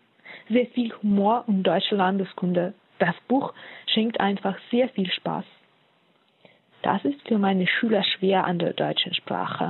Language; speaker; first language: German; non-native, fluent; Russian